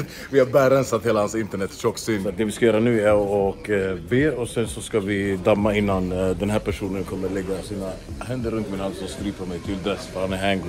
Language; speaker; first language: Swedish; native; Swedish